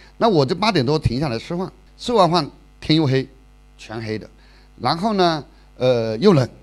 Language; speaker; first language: Chinese; native; Chinese